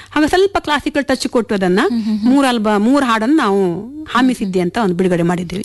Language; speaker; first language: Kannada; non-native, local second language; Konkani